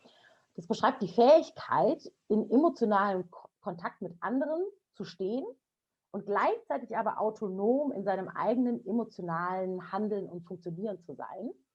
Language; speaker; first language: German; native; German